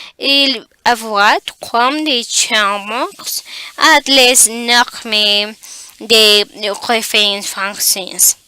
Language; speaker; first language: French; non-native, learner; Spanish